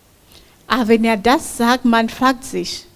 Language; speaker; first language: German; non-native, fluent; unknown